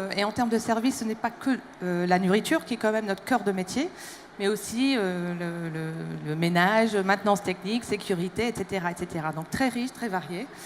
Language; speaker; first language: French; non-native, fluent; English